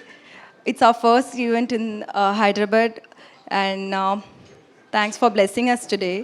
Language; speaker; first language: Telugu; non-native, learner; Tamil